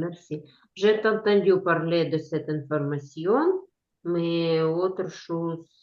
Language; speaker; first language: French; non-native, learner; Ukrainian